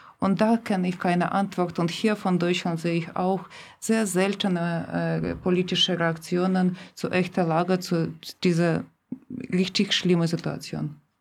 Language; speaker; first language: German; non-native, fluent; Russian